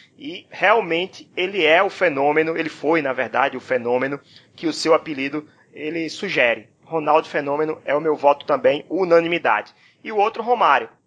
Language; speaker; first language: Portuguese; native; Portuguese